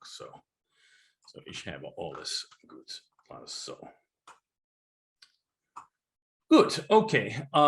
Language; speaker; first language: German; non-native, learner; English